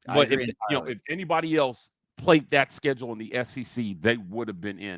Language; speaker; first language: English; native; English